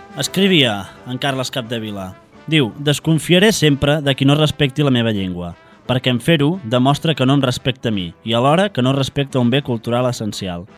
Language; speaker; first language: Catalan; native; Catalan